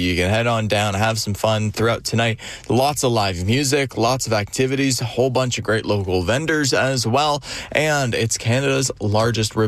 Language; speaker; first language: English; native; English